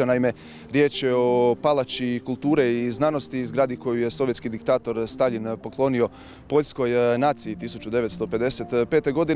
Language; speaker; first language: Croatian; native; Croatian